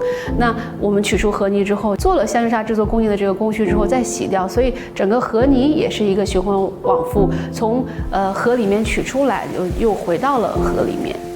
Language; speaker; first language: Chinese; native; Chinese